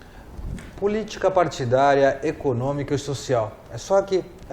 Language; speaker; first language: Portuguese; native; Portuguese